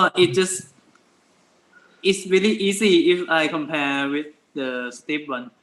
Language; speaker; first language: English; non-native, learner; Thai